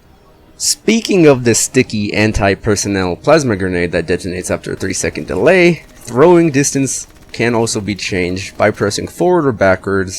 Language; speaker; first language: English; native; English